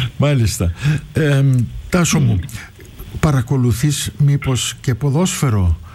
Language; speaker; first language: Greek; early bilingual, heritage; Greek